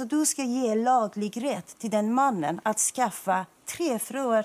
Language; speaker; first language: Swedish; non-native, fluent; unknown